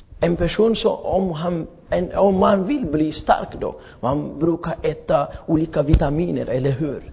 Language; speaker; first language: Swedish; non-native, fluent; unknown